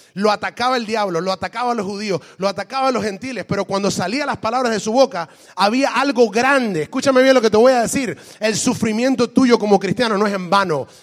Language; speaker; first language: Spanish; native; Spanish